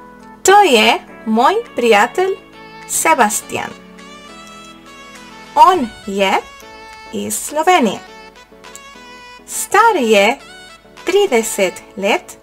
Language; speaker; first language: Slovenian; non-native, learner; Spanish